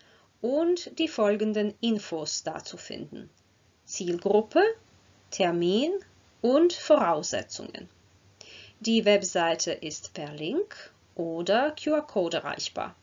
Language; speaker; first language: German; non-native, fluent; Croatian